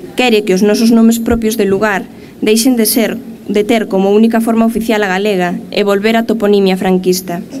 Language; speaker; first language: Galician; native; Galician